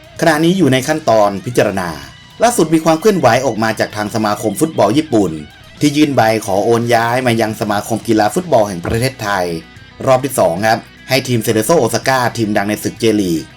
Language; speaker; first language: Thai; native; Thai